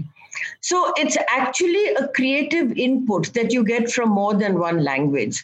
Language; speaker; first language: English; non-native, local second language; Bangla